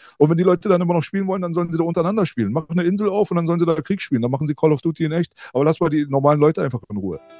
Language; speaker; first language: German; early bilingual, other home language; Persian